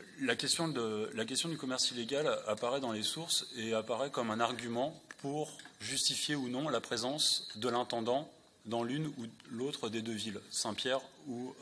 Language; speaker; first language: French; native; French